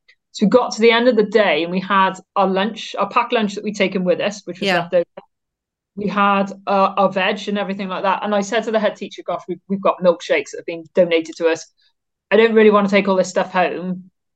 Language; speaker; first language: English; native; English